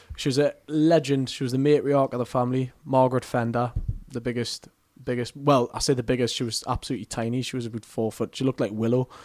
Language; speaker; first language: English; native; English